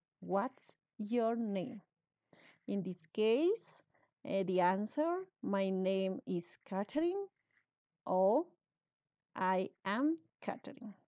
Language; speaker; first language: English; non-native, learner; Spanish